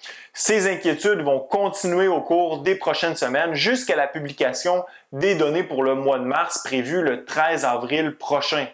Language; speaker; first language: French; native; French